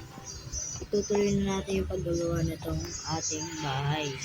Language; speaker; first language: Filipino; native; Filipino